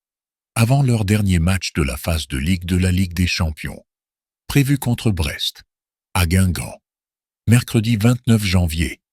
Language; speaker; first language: French; native; French